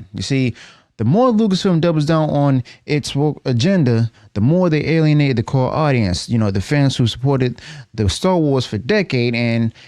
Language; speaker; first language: English; native; English